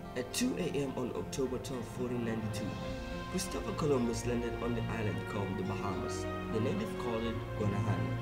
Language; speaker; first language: English; non-native, fluent; Southern Sotho